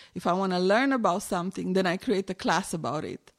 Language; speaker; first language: English; non-native, fluent; Romanian